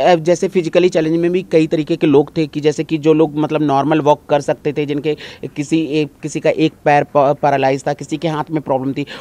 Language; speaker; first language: Hindi; native; Hindi